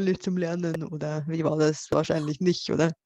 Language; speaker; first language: German; non-native, fluent; Bulgarian